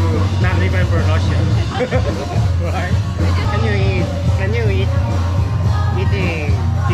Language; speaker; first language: English; non-native, learner; Thai